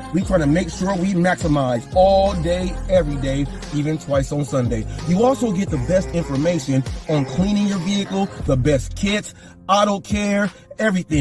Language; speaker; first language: English; native; English